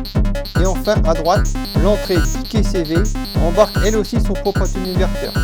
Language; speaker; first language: French; native; French